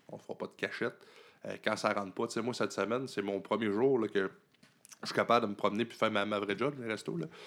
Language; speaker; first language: French; native; French